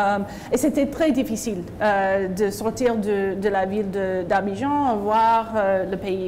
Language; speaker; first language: French; non-native, fluent; English